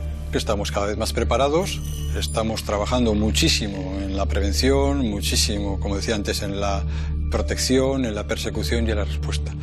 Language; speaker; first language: Spanish; native; Spanish